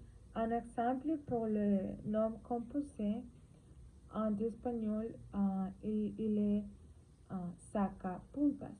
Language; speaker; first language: French; non-native, learner; Spanish